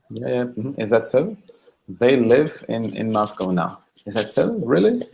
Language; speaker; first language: English; non-native, fluent; Russian